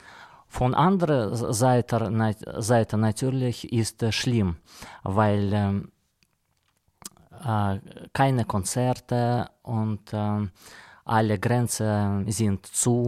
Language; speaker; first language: German; non-native, learner; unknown